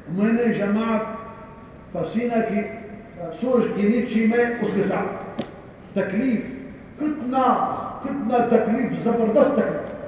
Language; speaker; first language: Urdu; non-native, learner; Arabic